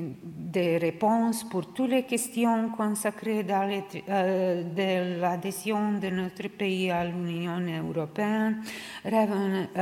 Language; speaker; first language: French; non-native, learner; Serbian